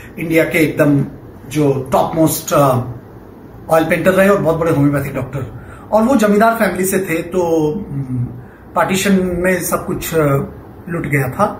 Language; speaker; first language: Hindi; non-native, local second language; Bangla